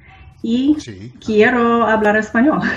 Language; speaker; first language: Spanish; non-native, learner; English